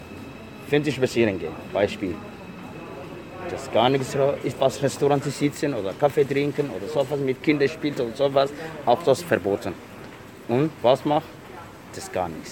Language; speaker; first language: German; non-native, learner; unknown